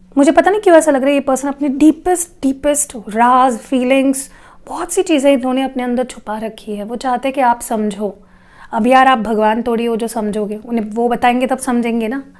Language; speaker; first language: Hindi; non-native, local second language; Marathi